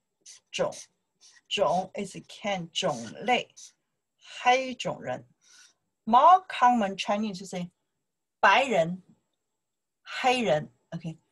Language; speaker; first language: English; non-native, learner; Chinese